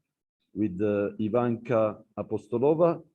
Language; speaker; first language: English; non-native, learner; Italian